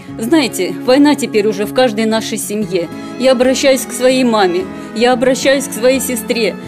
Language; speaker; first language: Russian; native; Russian